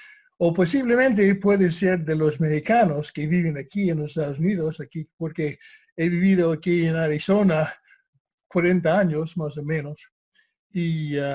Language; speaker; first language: Spanish; non-native, fluent; English